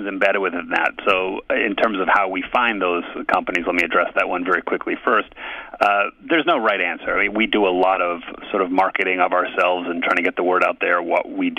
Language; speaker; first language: English; native; English